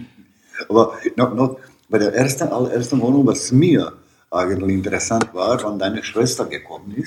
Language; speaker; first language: German; non-native, learner; Bosnian